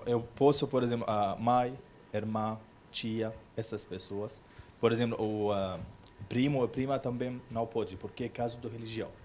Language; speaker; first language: Portuguese; non-native, learner; Arabic